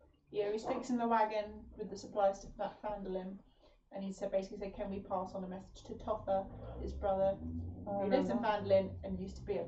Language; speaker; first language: English; native; English